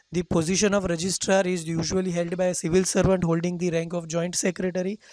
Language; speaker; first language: English; non-native, local second language; Gujarati